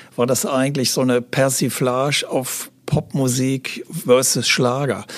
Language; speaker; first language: German; native; German